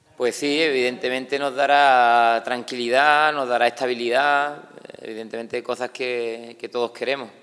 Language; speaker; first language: Spanish; native; Spanish